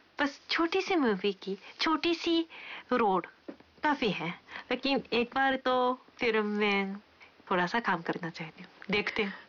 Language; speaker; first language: Hindi; non-native, fluent; Japanese